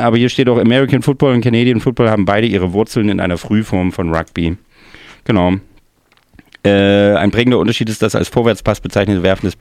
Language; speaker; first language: German; native; German